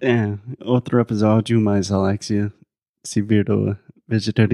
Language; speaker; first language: Portuguese; non-native, fluent; English